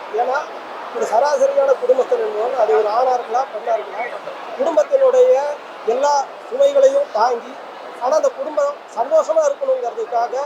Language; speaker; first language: Tamil; native; Tamil